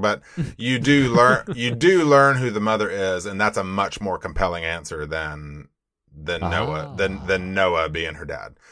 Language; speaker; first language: English; native; English